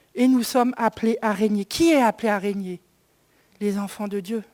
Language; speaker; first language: French; native; French